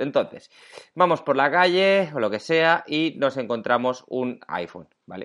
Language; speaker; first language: Spanish; native; Spanish